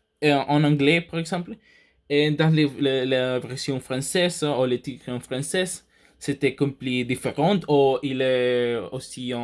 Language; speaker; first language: French; non-native, learner; Spanish